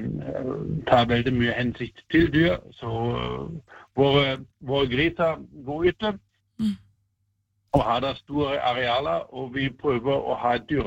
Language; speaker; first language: Norwegian; non-native, fluent; German